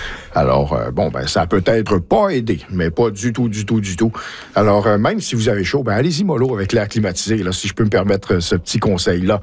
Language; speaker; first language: French; native; French